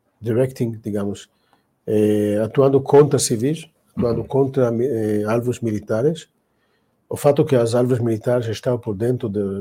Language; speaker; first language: Portuguese; non-native, learner; Hebrew